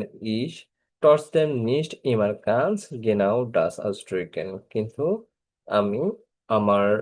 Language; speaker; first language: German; non-native, fluent; Bangla